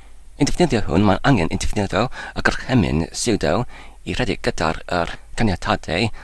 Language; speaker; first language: Welsh; non-native, learner; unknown